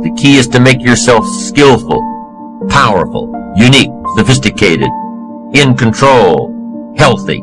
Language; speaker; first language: English; native; English